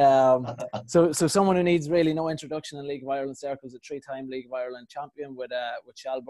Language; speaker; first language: English; native; English